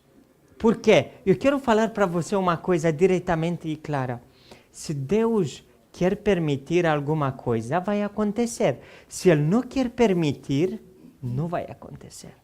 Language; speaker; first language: Portuguese; non-native, fluent; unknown